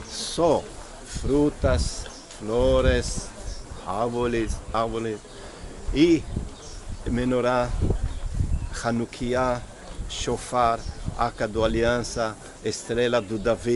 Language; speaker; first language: Portuguese; non-native, fluent; Hebrew